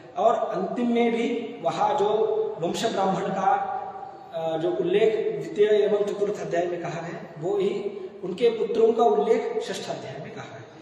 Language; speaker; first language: Hindi; non-native, local second language; Marathi